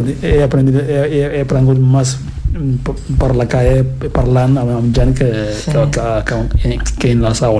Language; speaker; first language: Catalan; non-native, fluent; Fula